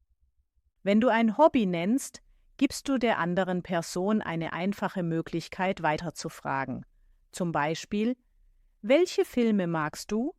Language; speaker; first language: German; native; German